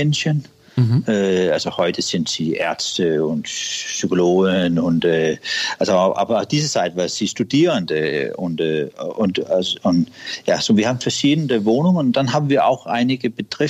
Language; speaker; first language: German; non-native, learner; Danish